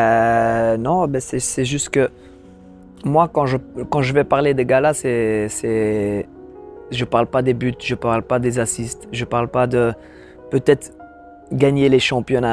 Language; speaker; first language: French; non-native, local second language; Dutch